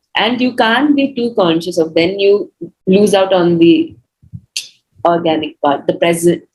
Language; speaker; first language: English; non-native, local second language; Malayalam